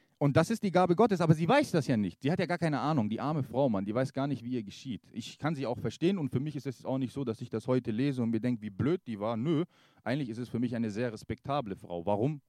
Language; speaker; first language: German; early bilingual, other home language; Kurdish